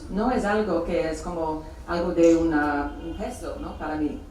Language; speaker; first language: Spanish; non-native, fluent; English